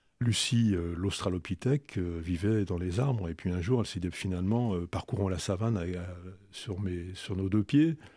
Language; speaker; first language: French; native; French